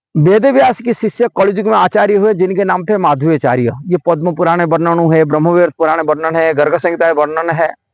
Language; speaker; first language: Hindi; non-native, local second language; Odia